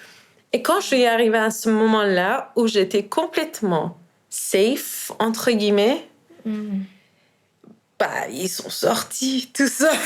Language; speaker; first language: French; non-native, fluent; Persian